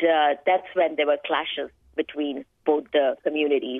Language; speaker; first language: English; non-native, local second language; Hindi